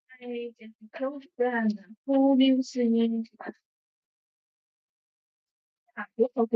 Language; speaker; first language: English; non-native, learner; Chinese